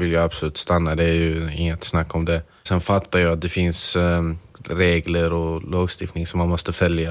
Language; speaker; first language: Swedish; non-native, fluent; Arabic